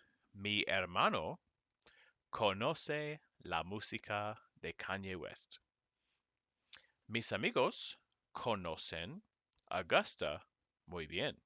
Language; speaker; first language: Spanish; non-native, fluent; English